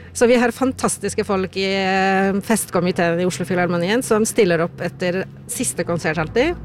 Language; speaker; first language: Norwegian; non-native, fluent; Polish